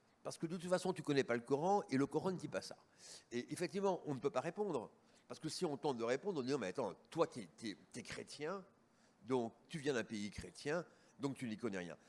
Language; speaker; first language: French; native; French